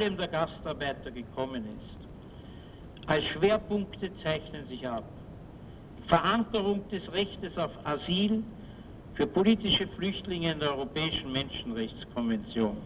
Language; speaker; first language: German; native; German